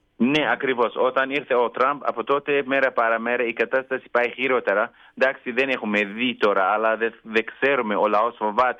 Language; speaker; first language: Greek; non-native, learner; Kurdish